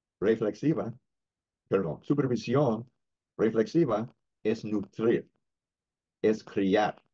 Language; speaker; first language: Spanish; non-native, fluent; English